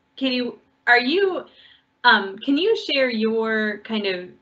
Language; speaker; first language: English; native; English